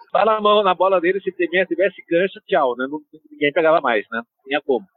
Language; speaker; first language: Portuguese; early bilingual, other home language; Italian